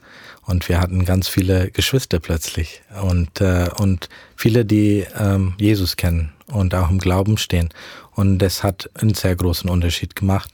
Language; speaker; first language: German; early bilingual, heritage; German